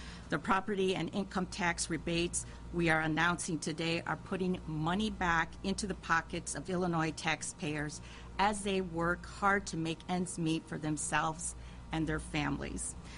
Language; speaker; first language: English; early bilingual, other home language; Spanish